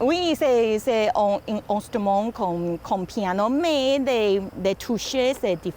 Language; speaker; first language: French; non-native, learner; Chinese